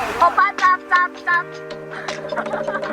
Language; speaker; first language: Thai; native; Thai